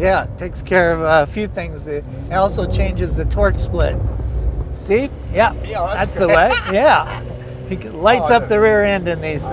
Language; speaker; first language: English; native; English